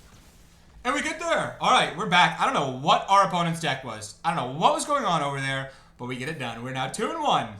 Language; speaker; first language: English; native; English